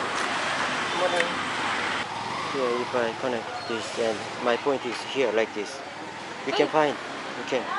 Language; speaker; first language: English; non-native, learner; Korean